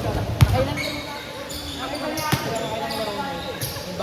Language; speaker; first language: Filipino; native; Filipino